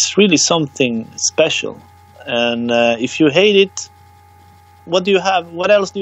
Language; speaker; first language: English; non-native, fluent; Swedish